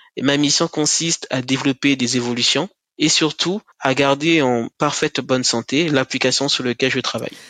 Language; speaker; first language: French; native; French